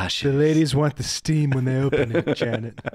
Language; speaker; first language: English; native; English